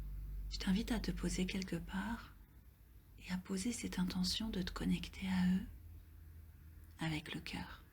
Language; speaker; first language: French; native; French